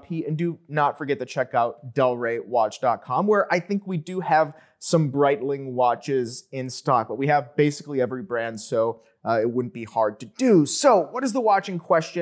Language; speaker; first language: English; native; English